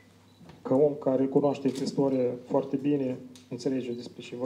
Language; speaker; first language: Romanian; non-native, learner; Ukrainian